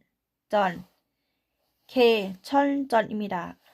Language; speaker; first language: Korean; non-native, learner; Thai